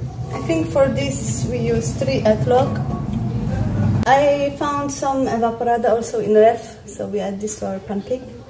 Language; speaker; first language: English; non-native, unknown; Polish